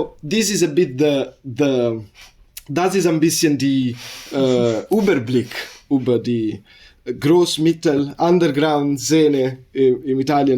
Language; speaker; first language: German; non-native, learner; Italian